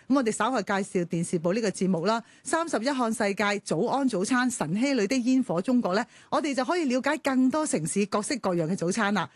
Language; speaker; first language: Cantonese; native; Cantonese